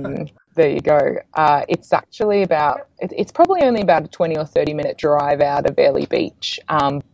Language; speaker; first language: English; native; English